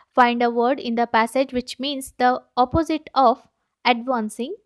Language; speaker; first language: English; non-native, local second language; Kannada